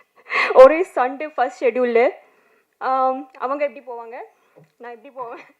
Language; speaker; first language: Tamil; non-native, learner; Bangla